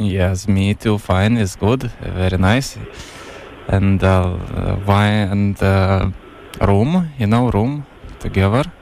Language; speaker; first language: English; non-native, learner; Lithuanian